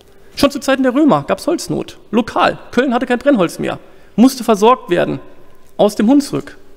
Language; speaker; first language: German; native; German